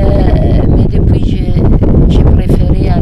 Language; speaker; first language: French; non-native, learner; Italian